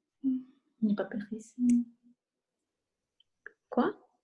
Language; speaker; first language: French; non-native, learner; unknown